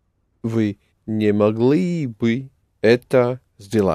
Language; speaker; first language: Russian; non-native, learner; English